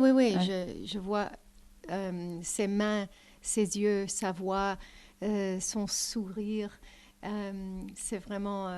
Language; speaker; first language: French; non-native, fluent; English